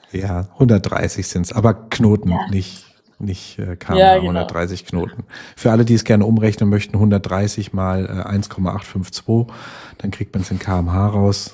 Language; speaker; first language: German; native; German